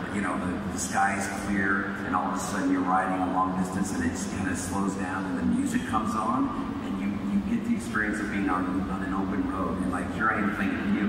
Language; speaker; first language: English; native; English